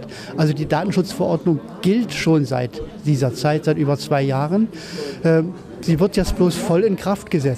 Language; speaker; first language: German; native; German